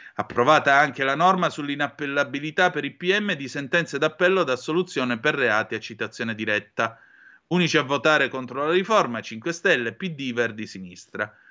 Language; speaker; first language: Italian; native; Italian